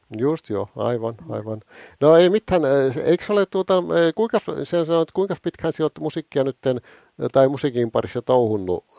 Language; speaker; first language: Finnish; early bilingual, heritage; Finnish